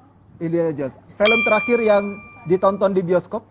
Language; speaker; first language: Indonesian; native; Indonesian